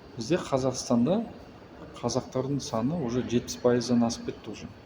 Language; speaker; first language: Kazakh; non-native, local second language; Russian